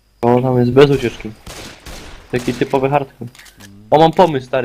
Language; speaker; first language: Polish; native; Polish